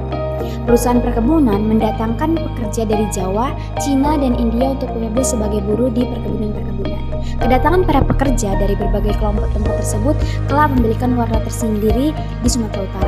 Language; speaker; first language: Indonesian; native; Indonesian